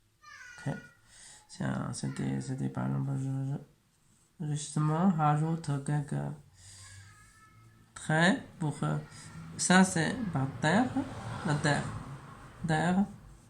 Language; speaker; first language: French; non-native, learner; Chinese